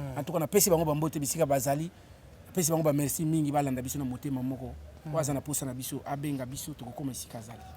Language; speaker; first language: Lingala; non-native, local second language; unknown